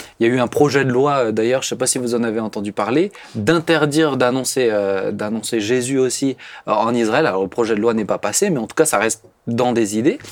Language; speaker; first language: French; native; French